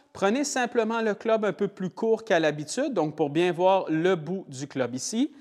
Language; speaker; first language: French; native; French